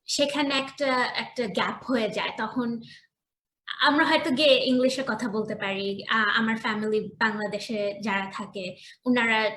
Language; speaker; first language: Bangla; early bilingual, heritage; Bangla